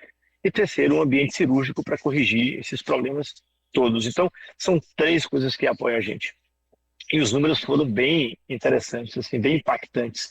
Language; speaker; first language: Portuguese; native; Portuguese